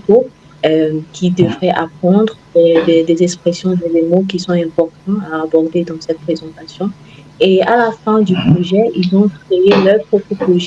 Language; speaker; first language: French; non-native, fluent; Igbo